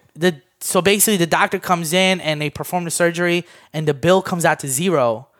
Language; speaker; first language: English; early bilingual, other home language; Armenian